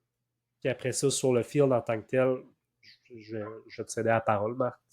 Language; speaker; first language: French; native; French